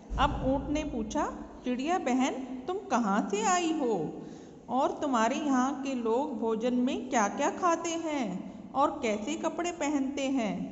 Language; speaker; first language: Hindi; native; Hindi